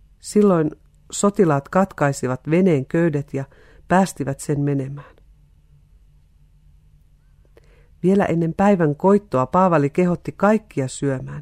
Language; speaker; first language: Finnish; native; Finnish